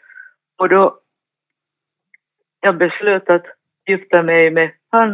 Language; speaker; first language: Swedish; non-native, fluent; Finnish